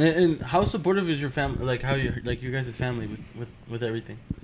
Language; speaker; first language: English; early bilingual, other home language; Spanish